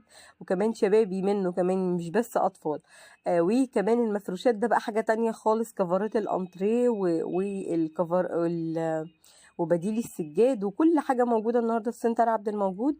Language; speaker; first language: Arabic; native; Arabic